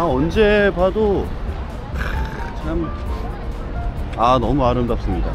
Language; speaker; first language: Korean; native; Korean